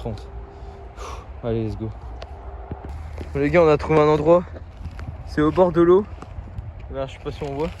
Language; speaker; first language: French; native; French